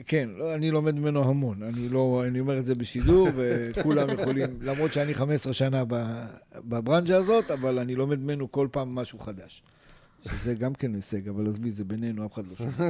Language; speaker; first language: Hebrew; native; Hebrew